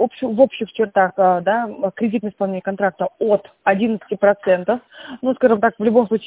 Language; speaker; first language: Russian; native; Russian